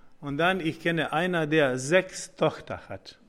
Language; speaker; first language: German; non-native, learner; Croatian